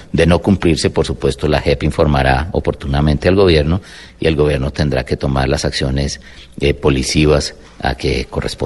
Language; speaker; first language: Spanish; native; Spanish